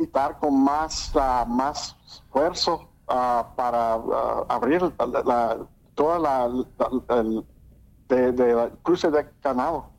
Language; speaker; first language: Spanish; early bilingual, heritage; Spanish